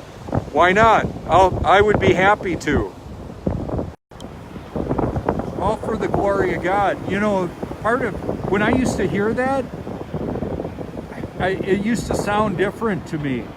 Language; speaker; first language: English; native; English